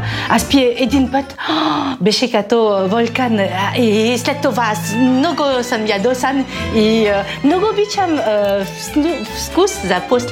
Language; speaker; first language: Bulgarian; non-native, learner; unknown